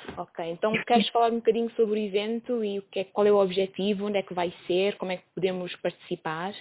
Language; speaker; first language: Portuguese; non-native, local second language; Kabuverdianu